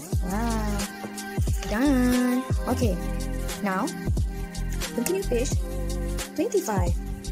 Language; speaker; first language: English; non-native, local second language; Malay